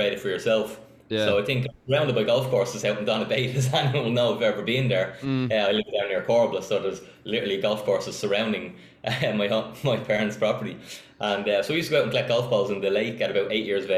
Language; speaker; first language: English; native; English